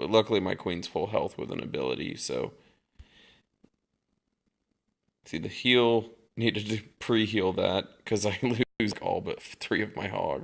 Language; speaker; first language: English; native; English